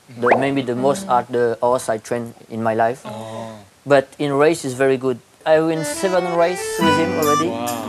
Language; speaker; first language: English; non-native, learner; French